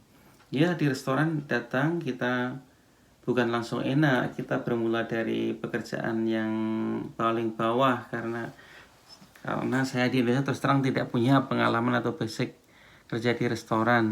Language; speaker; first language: Indonesian; non-native, local second language; Javanese